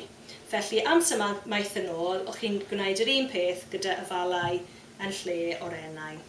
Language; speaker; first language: Welsh; non-native, fluent; English